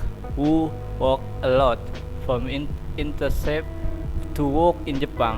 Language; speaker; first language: English; non-native, learner; Indonesian